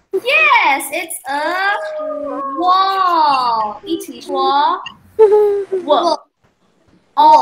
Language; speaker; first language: English; non-native, fluent; Chinese